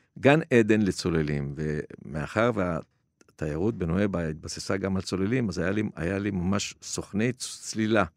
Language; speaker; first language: Hebrew; native; Hebrew